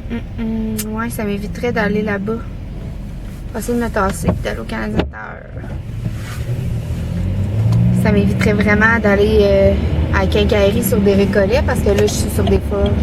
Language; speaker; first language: French; native; French